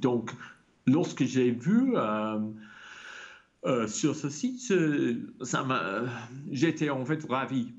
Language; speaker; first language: French; non-native, fluent; English